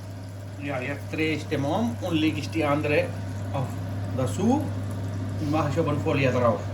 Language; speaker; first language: German; non-native, learner; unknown